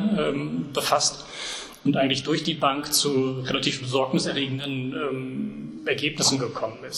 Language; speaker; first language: German; native; German